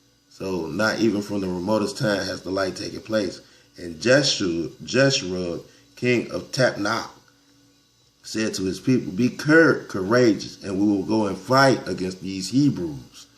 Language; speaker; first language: English; native; English